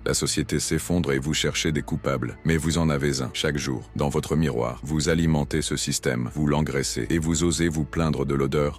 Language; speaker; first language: French; native; French